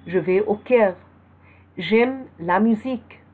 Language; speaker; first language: French; non-native, fluent; Arabic